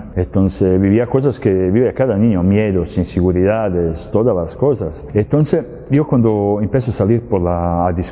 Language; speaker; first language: Spanish; non-native, fluent; Serbian